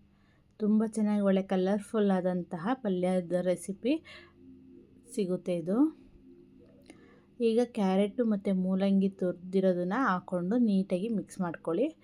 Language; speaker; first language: Kannada; native; Kannada